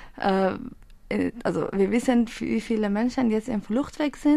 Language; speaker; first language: German; non-native, fluent; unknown